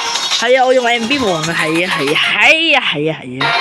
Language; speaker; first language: Chinese; early bilingual, heritage; Cantonese